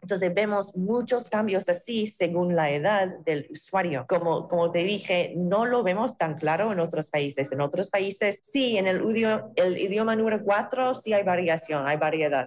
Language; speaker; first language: Spanish; non-native, fluent; English